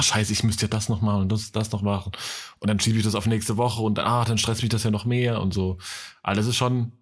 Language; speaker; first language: German; native; German